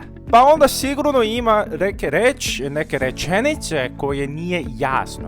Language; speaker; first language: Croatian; non-native, fluent; Korean